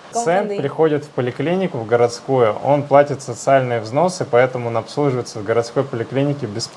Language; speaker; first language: Russian; native; Russian